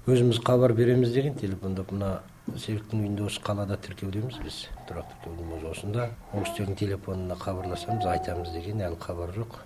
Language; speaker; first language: Kazakh; early bilingual, heritage; Kazakh